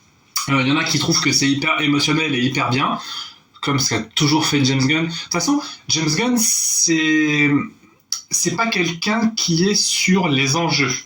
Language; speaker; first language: French; native; French